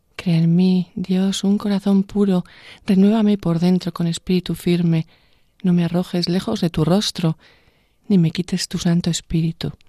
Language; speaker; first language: Spanish; native; Spanish